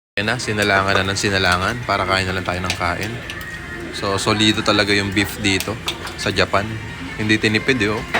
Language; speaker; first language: Filipino; native; Filipino